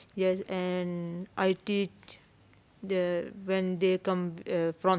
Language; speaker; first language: English; non-native, learner; Urdu